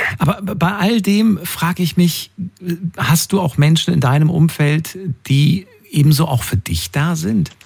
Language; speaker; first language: German; native; German